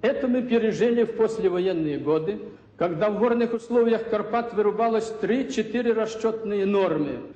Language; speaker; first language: Russian; non-native, local second language; Ukrainian